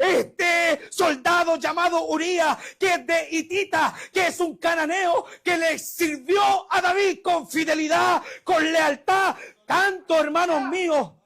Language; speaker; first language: Spanish; native; Spanish